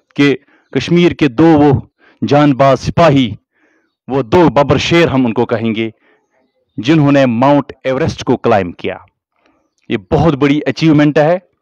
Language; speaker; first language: Hindi; non-native, local second language; Kashmiri